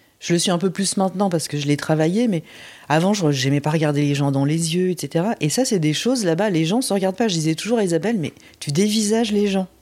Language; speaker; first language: French; native; French